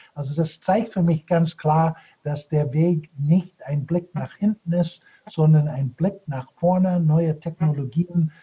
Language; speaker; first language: German; non-native, fluent; English